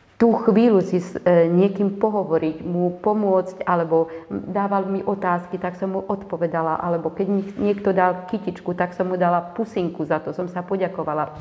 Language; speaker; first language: Slovak; non-native, local second language; Hungarian